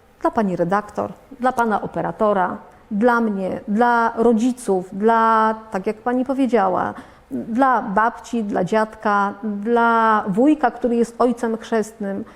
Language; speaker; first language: Polish; native; Polish